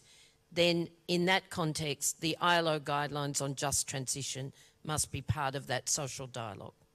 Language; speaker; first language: English; native; English